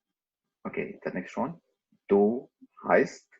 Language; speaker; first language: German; non-native, learner; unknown